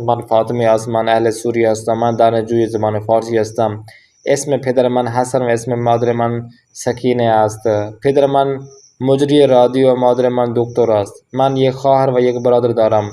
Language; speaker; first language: Persian; non-native, fluent; Urdu